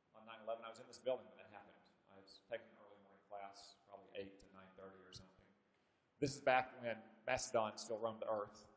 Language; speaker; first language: English; native; English